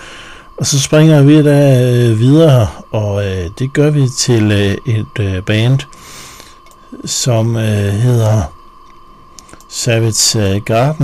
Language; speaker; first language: Danish; native; Danish